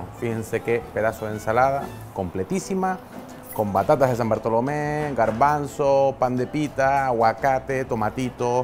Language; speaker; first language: Spanish; native; Spanish